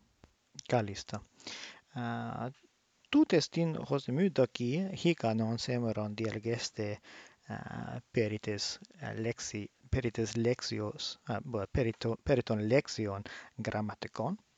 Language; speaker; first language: Greek; non-native, learner; English